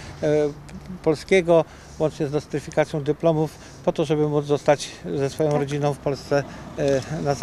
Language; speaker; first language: Polish; native; Polish